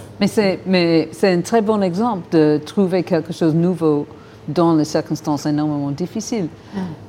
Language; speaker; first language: French; non-native, fluent; English